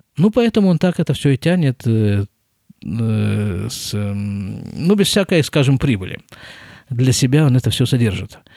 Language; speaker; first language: Russian; native; Russian